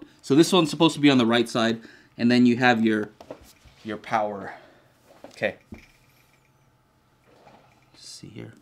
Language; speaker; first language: English; native; English